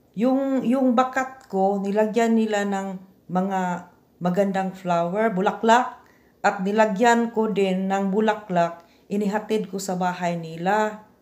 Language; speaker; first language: Filipino; non-native, local second language; Cebuano